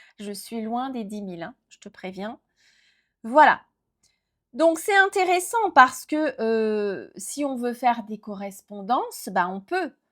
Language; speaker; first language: French; native; French